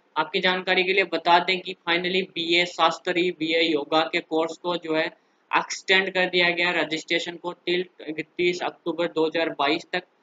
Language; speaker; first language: Hindi; native; Hindi